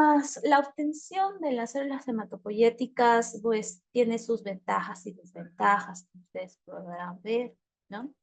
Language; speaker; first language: Spanish; native; Spanish